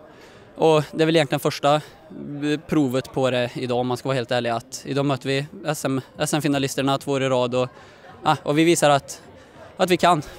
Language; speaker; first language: Swedish; native; Swedish